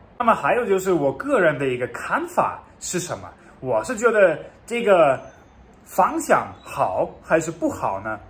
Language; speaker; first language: Chinese; non-native, fluent; German